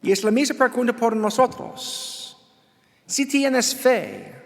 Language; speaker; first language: Spanish; non-native, learner; English